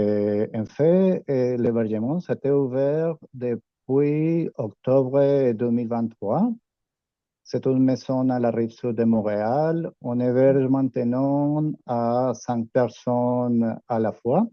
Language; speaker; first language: French; non-native, fluent; Spanish